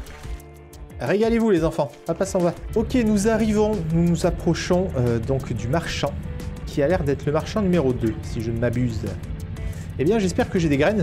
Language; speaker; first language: French; native; French